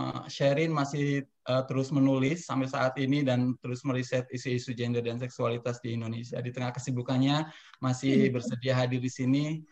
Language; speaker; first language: Indonesian; native; Indonesian